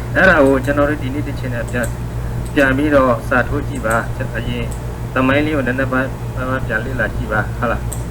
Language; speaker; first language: Burmese; non-native, local second language; S'gaw Karen